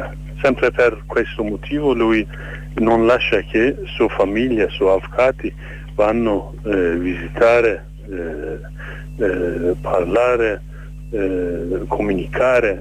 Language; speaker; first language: Italian; non-native, fluent; Kurdish